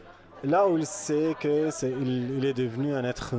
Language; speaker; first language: French; non-native, fluent; Arabic